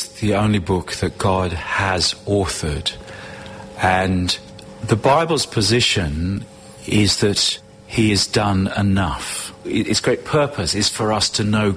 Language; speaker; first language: English; native; English